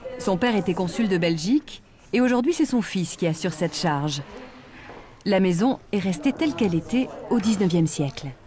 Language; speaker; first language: French; native; French